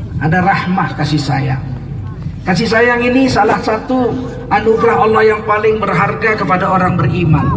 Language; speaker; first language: Indonesian; native; Indonesian